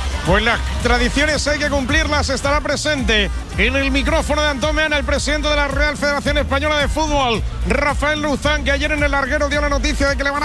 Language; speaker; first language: Spanish; native; Spanish